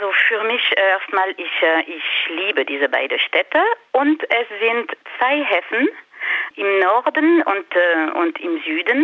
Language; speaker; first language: German; non-native, fluent; French